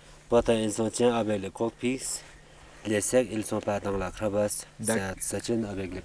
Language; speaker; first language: French; non-native, learner; Sherpa